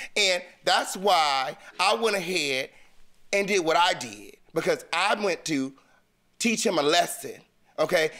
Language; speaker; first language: English; native; English